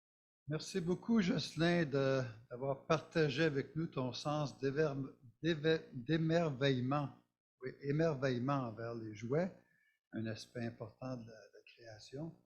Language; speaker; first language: French; native; French